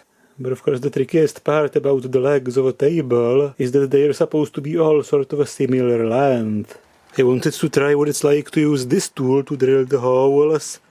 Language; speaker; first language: English; non-native, fluent; Czech